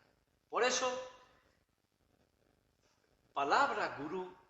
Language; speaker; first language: Spanish; non-native, learner; Bangla